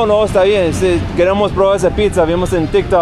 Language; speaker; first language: Spanish; non-native, fluent; English